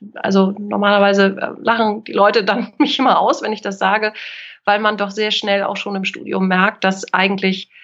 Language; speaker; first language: German; native; German